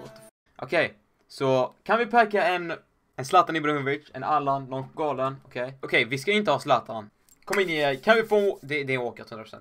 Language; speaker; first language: Swedish; native; Swedish